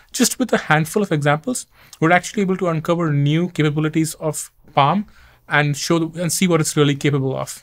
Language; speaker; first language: English; non-native, local second language; Hindi